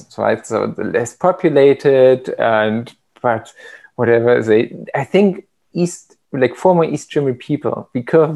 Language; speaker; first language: English; non-native, fluent; German